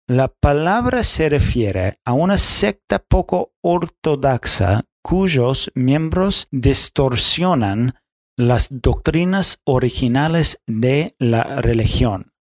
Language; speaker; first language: Spanish; non-native, fluent; English